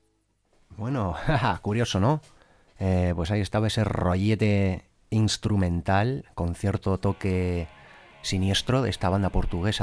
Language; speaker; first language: Spanish; native; Spanish